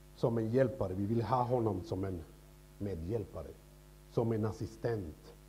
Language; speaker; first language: Swedish; non-native, fluent; Spanish